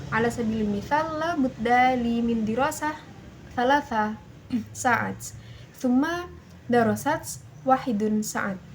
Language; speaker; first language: Arabic; non-native, learner; Indonesian